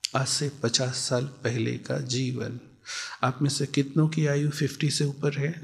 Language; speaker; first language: Hindi; native; Hindi